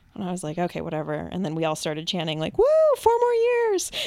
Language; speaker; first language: English; native; English